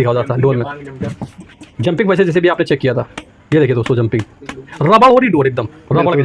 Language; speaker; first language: Hindi; native; Hindi